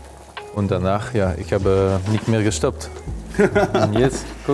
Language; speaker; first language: German; non-native, learner; French